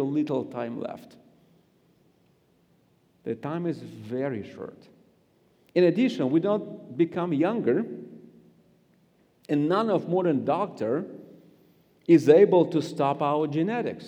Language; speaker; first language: English; non-native, fluent; Russian